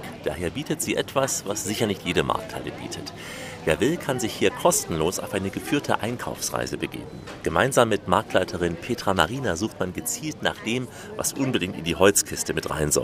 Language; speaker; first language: German; native; German